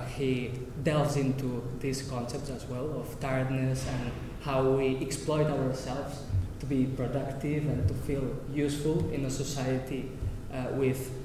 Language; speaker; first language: English; non-native, fluent; Catalan